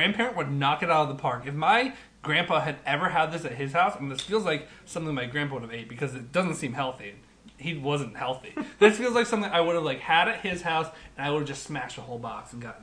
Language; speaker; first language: English; native; English